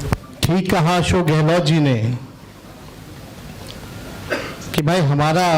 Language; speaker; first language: Hindi; native; Hindi